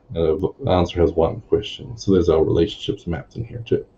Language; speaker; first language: English; native; English